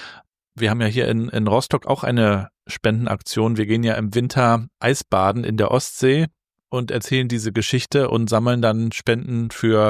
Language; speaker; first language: German; native; German